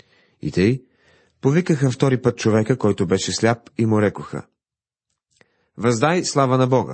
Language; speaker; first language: Bulgarian; native; Bulgarian